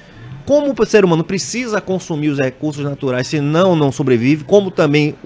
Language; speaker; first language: Portuguese; native; Portuguese